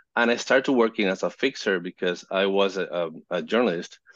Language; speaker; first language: English; non-native, fluent; Spanish